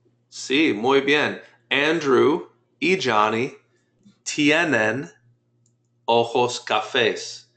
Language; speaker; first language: Spanish; non-native, fluent; English